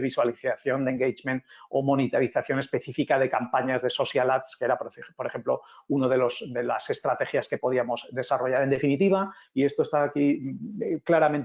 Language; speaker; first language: Spanish; native; Spanish